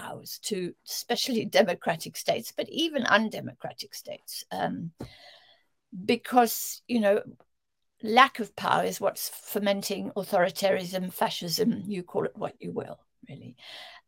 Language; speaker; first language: English; native; English